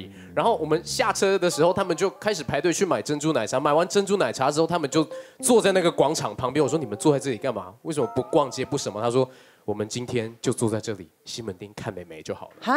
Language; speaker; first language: Chinese; native; Chinese